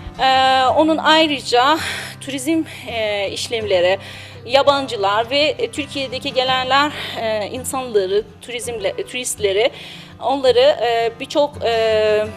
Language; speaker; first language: Turkish; non-native, learner; Persian